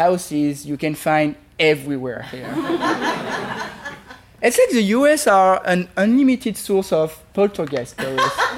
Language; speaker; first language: English; non-native, fluent; French